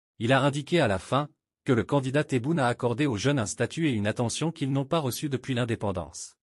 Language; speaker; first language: French; non-native, local second language; Arabic